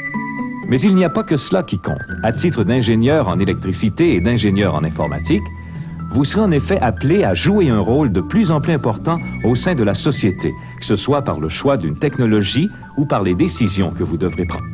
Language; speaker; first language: French; native; French